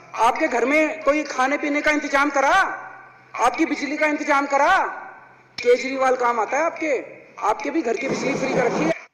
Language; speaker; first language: Hindi; native; Hindi